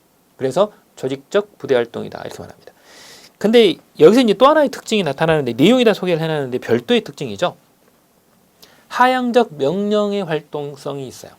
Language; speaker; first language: Korean; native; Korean